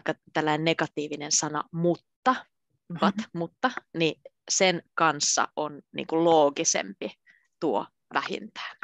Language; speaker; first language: Finnish; native; Finnish